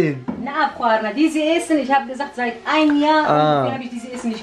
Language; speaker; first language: German; non-native, learner; Kurdish